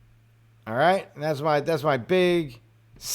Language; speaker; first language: English; native; English